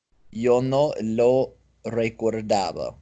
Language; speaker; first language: Spanish; non-native, learner; English